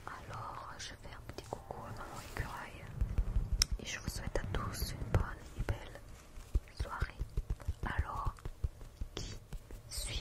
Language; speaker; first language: French; non-native, fluent; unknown